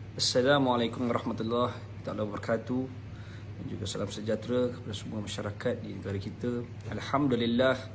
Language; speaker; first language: Malay; native; Malay